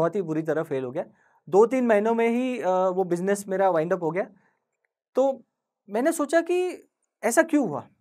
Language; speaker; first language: Hindi; non-native, local second language; Marathi